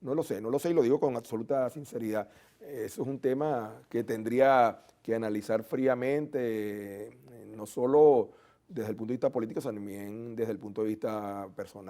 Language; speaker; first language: Spanish; native; Spanish